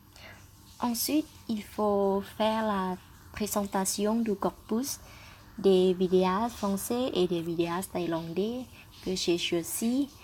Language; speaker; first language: French; non-native, fluent; Thai